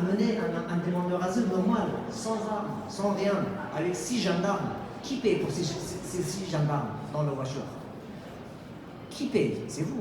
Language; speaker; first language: French; non-native, fluent; Persian